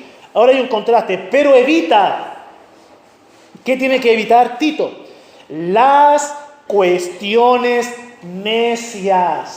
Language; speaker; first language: Spanish; native; Spanish